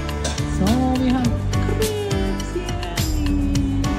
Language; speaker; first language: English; non-native, learner; Filipino